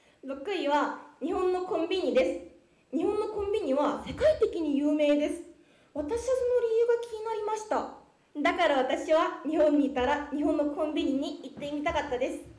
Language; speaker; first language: Japanese; non-native, fluent; Korean